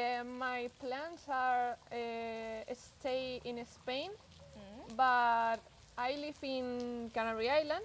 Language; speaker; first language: English; non-native, learner; Spanish